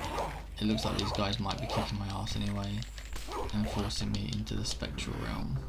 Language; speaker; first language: English; native; English